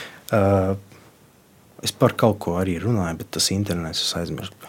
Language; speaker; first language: Latvian; non-native, local second language; Russian